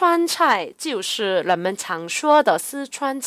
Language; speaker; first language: Chinese; non-native, fluent; Korean